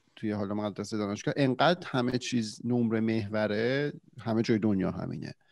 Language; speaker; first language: Persian; native; Persian